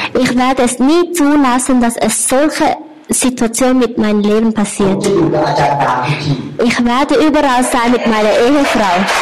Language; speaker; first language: German; non-native, learner; Thai